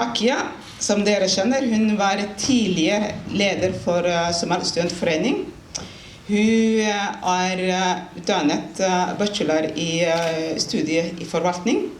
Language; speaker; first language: Norwegian; non-native, fluent; Somali